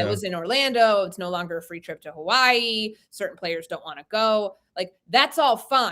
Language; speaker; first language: English; native; English